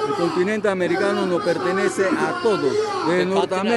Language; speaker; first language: Spanish; native; Spanish